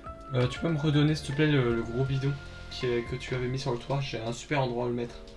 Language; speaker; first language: French; native; French